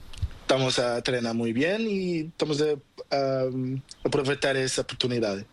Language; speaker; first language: Spanish; non-native, learner; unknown